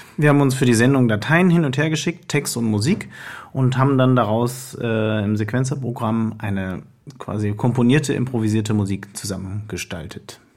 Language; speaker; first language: German; native; German